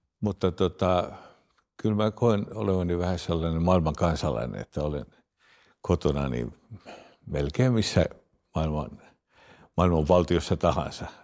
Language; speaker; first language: Finnish; early bilingual, heritage; Finnish